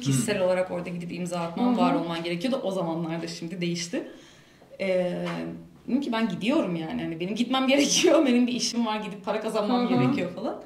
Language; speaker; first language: Turkish; native; Turkish